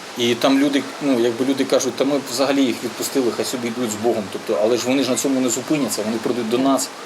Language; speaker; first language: Ukrainian; native; Ukrainian